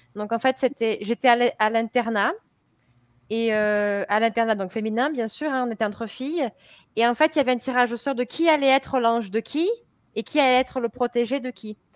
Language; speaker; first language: French; native; French